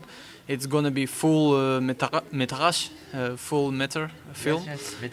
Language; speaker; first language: English; non-native, fluent; Russian